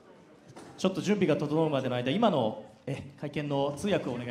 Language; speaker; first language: Japanese; native; Japanese